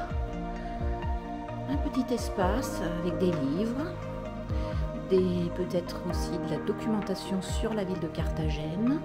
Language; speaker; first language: French; native; French